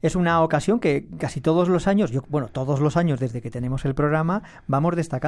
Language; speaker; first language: Spanish; native; Spanish